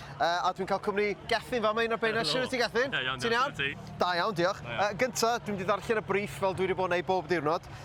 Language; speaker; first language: Welsh; native; Welsh